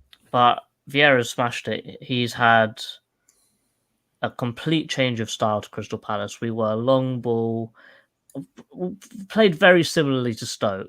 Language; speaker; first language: English; native; English